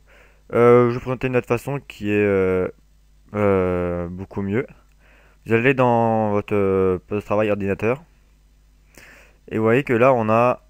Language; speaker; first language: French; native; French